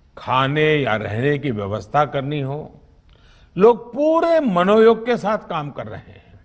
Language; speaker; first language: Hindi; non-native, local second language; Gujarati